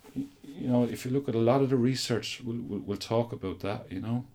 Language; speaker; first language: English; native; English